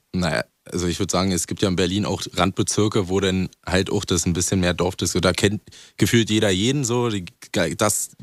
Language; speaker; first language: German; native; German